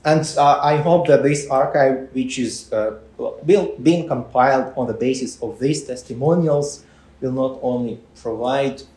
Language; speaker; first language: English; non-native, fluent; Ukrainian